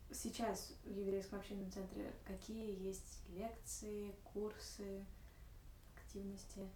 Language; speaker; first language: Russian; native; Russian